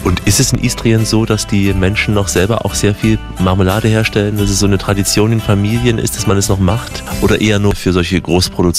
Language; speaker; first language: German; native; German